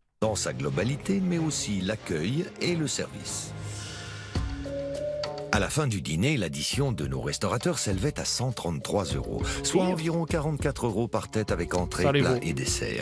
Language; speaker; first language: French; native; French